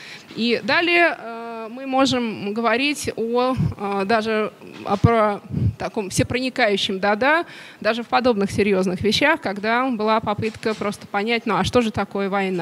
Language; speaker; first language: Russian; native; Russian